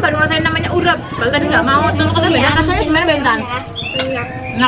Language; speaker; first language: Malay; non-native, local second language; Javanese